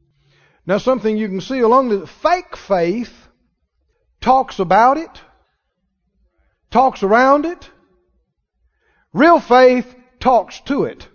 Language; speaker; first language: English; native; English